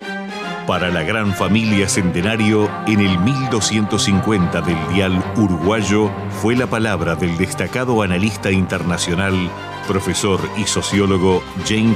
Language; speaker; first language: Spanish; native; Spanish